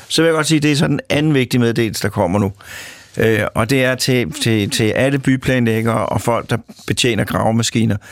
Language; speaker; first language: Danish; native; Danish